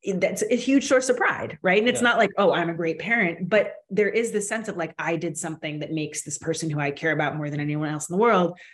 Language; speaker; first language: English; native; English